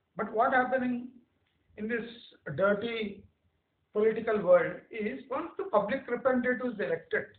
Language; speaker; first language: English; non-native, local second language; Telugu